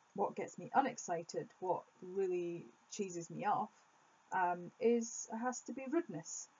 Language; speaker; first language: English; native; English